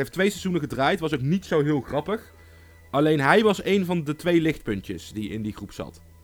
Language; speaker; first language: Dutch; native; Dutch